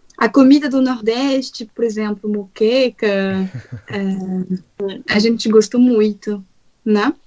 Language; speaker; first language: Portuguese; non-native, fluent; French